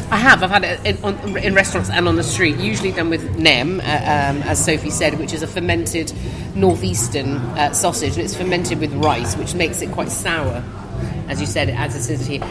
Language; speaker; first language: English; non-native, fluent; Thai